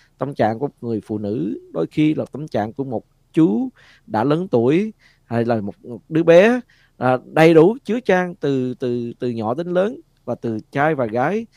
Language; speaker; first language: Vietnamese; early bilingual, heritage; Vietnamese